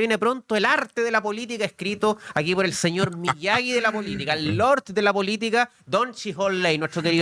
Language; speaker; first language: Spanish; native; Spanish